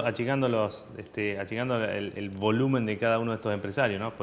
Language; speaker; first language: Spanish; native; Spanish